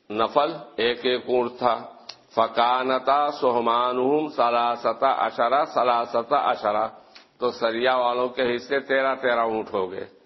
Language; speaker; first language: Urdu; native; Urdu